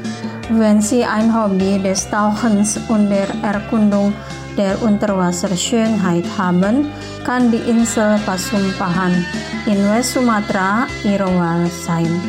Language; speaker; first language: German; non-native, fluent; Indonesian